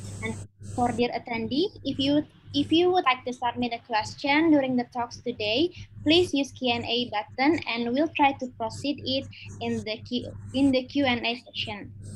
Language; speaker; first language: English; non-native, fluent; Indonesian